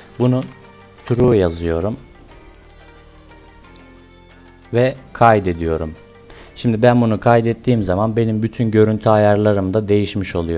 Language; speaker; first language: Turkish; native; Turkish